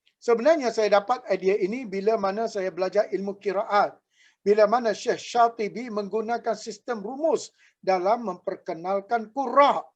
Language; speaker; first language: Malay; native; Malay